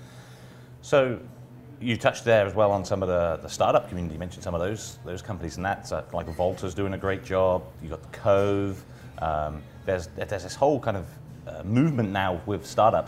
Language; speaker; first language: English; native; English